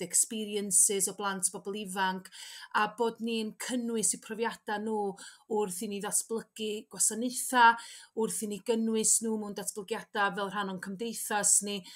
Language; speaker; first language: Welsh; native; Welsh